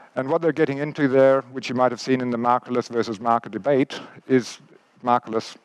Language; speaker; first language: English; native; English